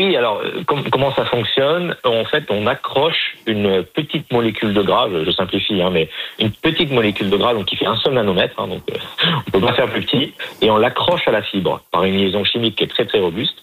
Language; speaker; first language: French; native; French